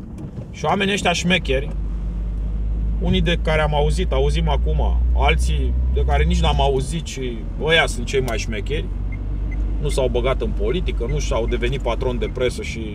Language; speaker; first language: Romanian; native; Romanian